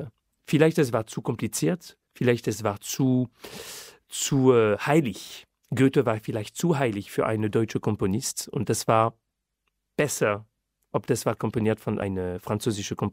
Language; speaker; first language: German; non-native, fluent; French